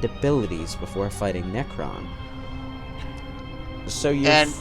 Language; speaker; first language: English; native; English